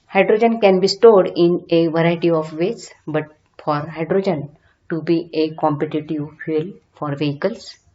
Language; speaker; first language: English; non-native, local second language; Marathi